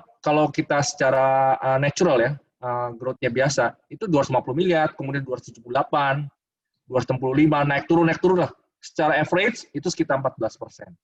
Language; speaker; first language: Indonesian; native; Indonesian